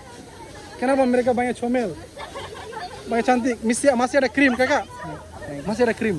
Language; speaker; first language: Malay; non-native, learner; Bangla